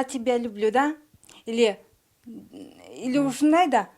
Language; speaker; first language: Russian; non-native, local second language; Kyrgyz